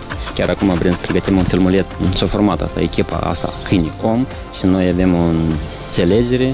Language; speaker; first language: Romanian; non-native, local second language; Russian